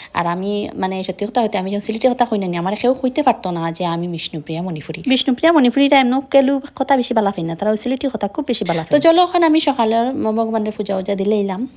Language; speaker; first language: Bangla; non-native, local second language; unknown